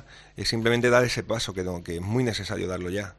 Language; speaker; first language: Spanish; native; Spanish